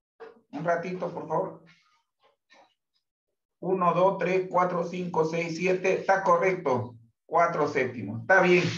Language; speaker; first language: Spanish; native; Spanish